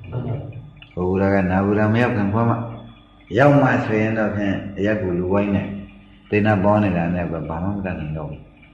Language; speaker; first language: Burmese; native; Burmese